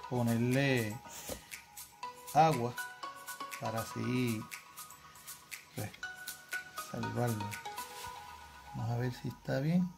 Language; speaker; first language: Spanish; native; Spanish